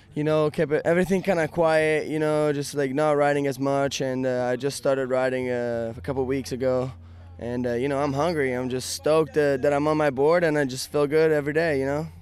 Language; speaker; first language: English; non-native, fluent; Japanese